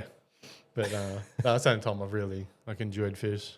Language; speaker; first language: English; native; English